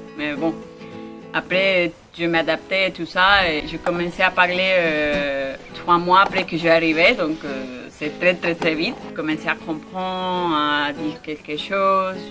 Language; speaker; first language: French; non-native, learner; Spanish